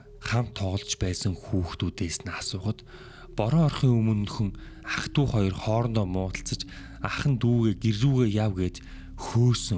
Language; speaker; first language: Mongolian; native; Mongolian